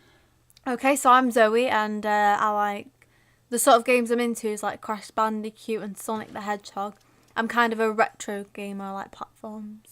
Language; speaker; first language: English; native; English